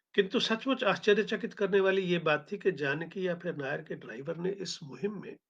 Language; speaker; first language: Hindi; native; Hindi